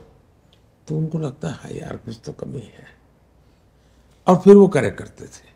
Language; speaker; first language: Hindi; non-native, local second language; Gujarati